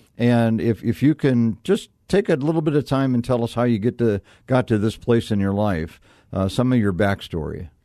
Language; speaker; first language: English; native; English